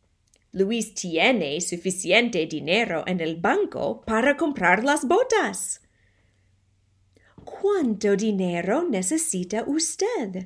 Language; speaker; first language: Spanish; non-native, fluent; English